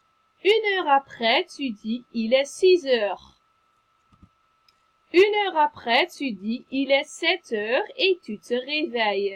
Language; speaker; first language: French; non-native, fluent; Dutch